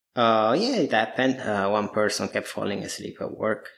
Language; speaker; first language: English; non-native, fluent; Italian